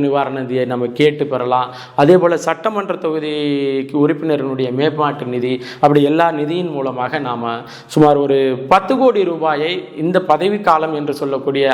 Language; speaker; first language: Tamil; native; Tamil